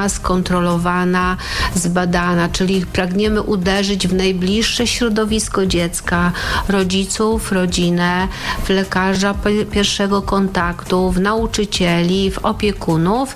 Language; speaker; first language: Polish; native; Polish